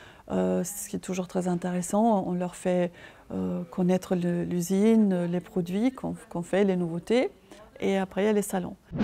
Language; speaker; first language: French; non-native, fluent; German